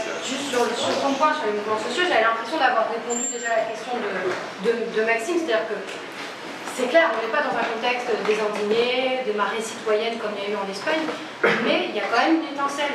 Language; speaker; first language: French; native; French